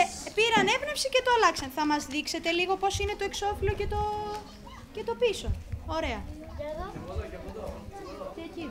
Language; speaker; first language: Greek; native; Greek